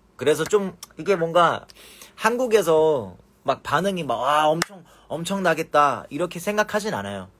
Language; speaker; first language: Korean; early bilingual, heritage; Korean